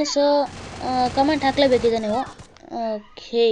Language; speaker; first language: Kannada; native; Kannada